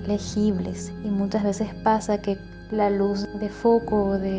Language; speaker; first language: Spanish; native; Spanish